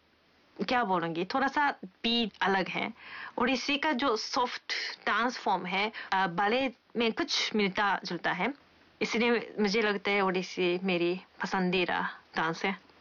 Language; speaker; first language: Hindi; non-native, fluent; Japanese